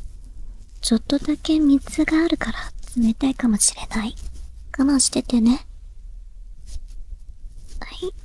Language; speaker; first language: Japanese; non-native, learner; Chinese